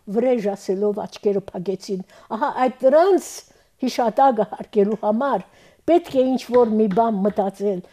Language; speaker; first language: Armenian; early bilingual, heritage; Armenian